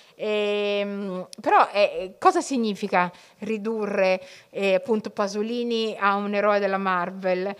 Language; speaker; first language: Italian; early bilingual, other home language; Somali